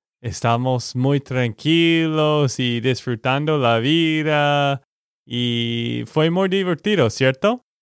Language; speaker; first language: Spanish; non-native, learner; English